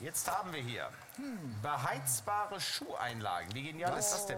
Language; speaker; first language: German; native; German